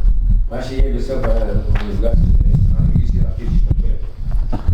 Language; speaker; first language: Hebrew; native; Hebrew